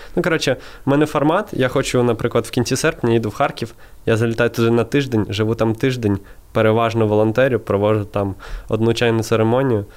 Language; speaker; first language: Ukrainian; non-native, local second language; Russian